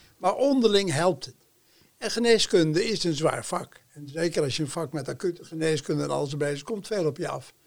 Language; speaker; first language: Dutch; native; Dutch